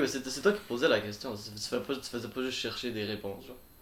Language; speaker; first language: French; native; French